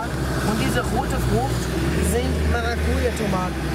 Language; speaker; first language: German; non-native, learner; Portuguese